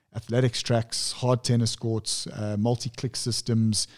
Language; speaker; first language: English; native; English